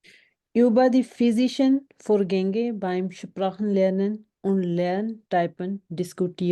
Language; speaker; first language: German; non-native, learner; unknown